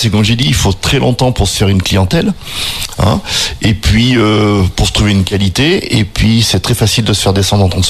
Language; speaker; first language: French; native; French